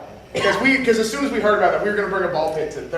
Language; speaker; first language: English; native; English